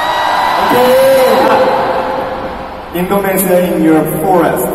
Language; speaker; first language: English; non-native, learner; Korean